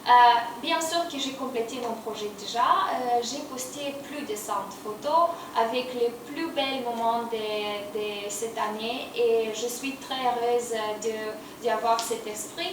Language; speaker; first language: French; non-native, learner; Romanian